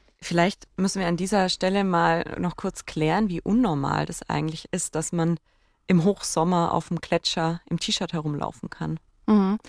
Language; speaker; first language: German; native; German